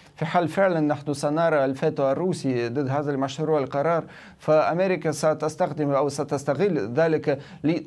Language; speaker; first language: Arabic; non-native, fluent; Russian